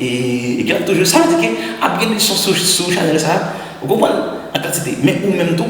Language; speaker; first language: French; non-native, learner; Haitian Creole